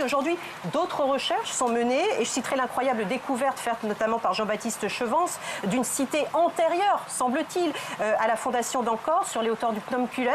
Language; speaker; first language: French; native; French